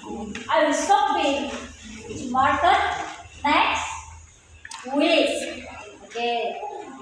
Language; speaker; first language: English; non-native, learner; Indonesian